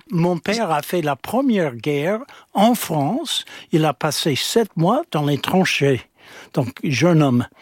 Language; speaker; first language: French; non-native, fluent; English